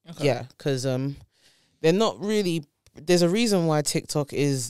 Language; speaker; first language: English; native; English